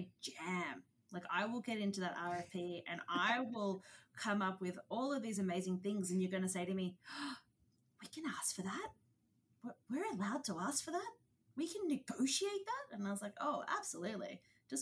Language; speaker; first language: English; native; English